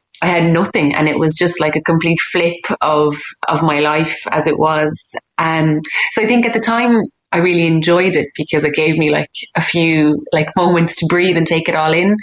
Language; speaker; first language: English; native; English